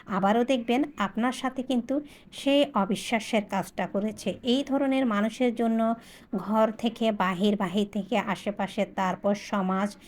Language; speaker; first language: Bangla; non-native, local second language; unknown